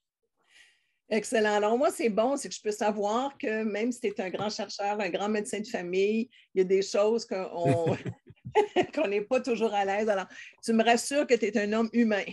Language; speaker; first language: French; native; French